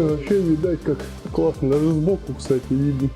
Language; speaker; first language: Russian; native; Russian